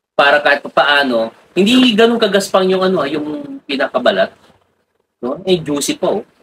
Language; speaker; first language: Filipino; non-native, local second language; Iloko